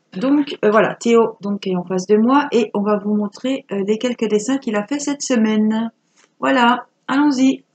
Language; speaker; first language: French; native; French